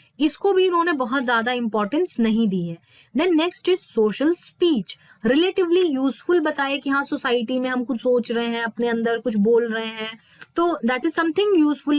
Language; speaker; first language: Hindi; native; Hindi